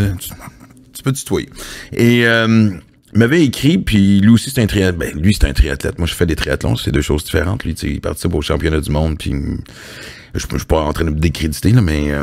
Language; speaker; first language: French; native; French